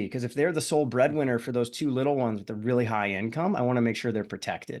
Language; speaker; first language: English; native; English